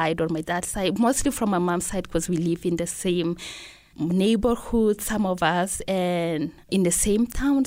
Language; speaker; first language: English; non-native, fluent; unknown